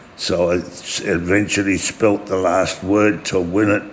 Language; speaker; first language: English; early bilingual, other home language; German